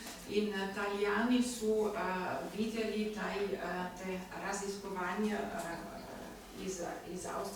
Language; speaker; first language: Slovenian; non-native, learner; German